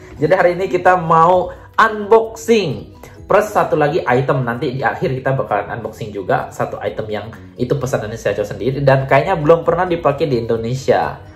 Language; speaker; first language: Indonesian; native; Indonesian